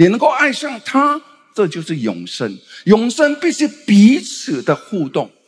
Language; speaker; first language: Chinese; native; Chinese